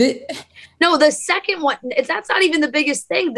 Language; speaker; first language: English; native; English